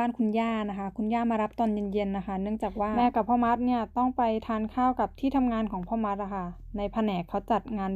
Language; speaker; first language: Thai; native; Thai